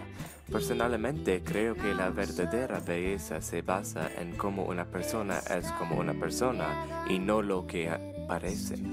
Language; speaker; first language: Spanish; non-native, learner; English